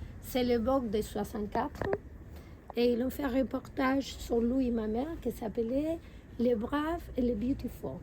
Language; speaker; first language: French; non-native, fluent; Spanish